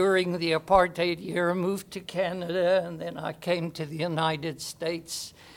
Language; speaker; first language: English; native; English